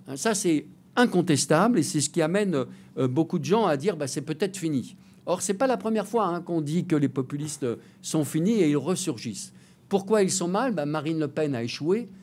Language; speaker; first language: French; native; French